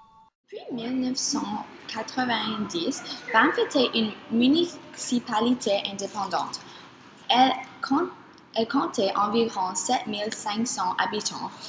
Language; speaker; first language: French; non-native, learner; English